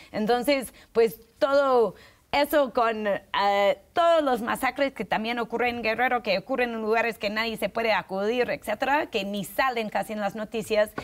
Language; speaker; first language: Spanish; non-native, fluent; English